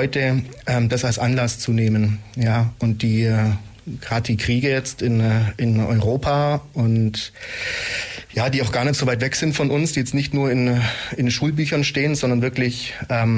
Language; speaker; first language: German; native; German